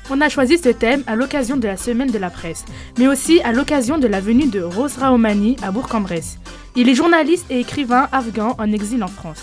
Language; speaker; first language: French; native; French